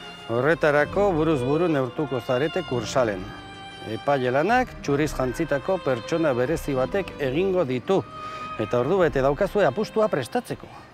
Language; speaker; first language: Basque; native; Basque